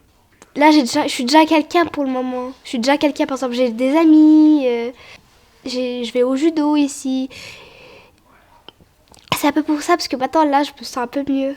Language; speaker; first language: French; early bilingual, other home language; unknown